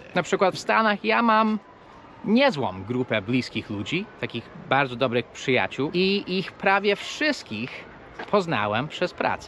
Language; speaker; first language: Polish; non-native, fluent; English